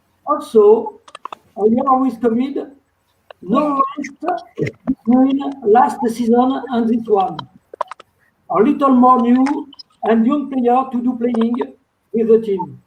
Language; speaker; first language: English; non-native, learner; French